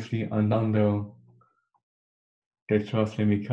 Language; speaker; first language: Spanish; non-native, learner; English